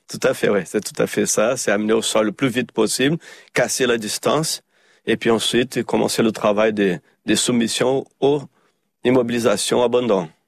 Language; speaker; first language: French; early bilingual, heritage; Portuguese